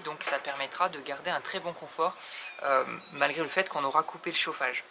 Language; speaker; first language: French; native; French